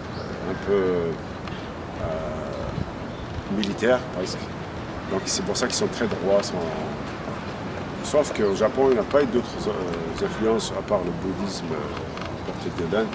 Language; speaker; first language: French; non-native, local second language; Kabyle